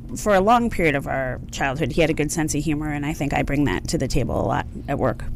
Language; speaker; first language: English; native; English